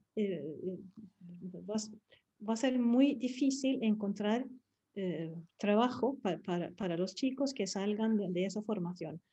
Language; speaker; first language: Spanish; non-native, fluent; Swedish